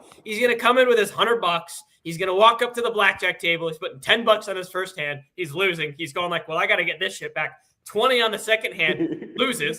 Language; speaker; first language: English; native; English